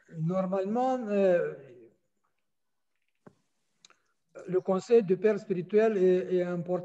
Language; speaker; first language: French; non-native, fluent; Romanian